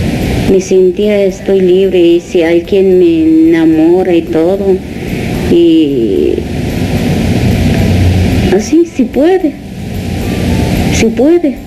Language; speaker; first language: Spanish; non-native, local second language; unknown